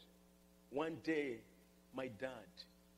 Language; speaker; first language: English; non-native, local second language; Nyanja